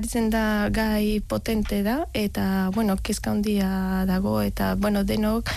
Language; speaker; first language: Basque; non-native, learner; Spanish